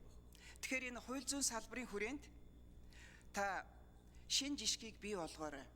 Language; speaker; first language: Mongolian; native; Mongolian